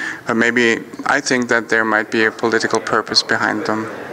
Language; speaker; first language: English; non-native, fluent; German